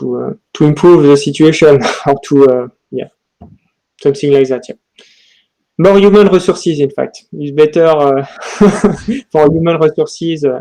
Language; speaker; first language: English; non-native, learner; French